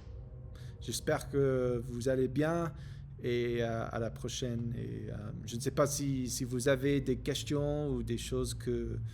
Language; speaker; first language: French; non-native, learner; English